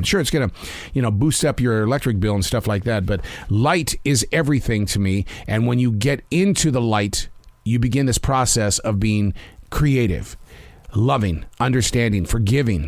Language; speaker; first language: English; native; English